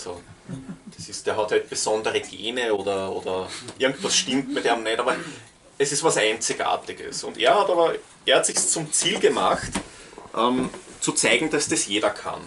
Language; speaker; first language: German; native; German